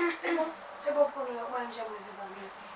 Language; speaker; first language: French; non-native, local second language; Haitian Creole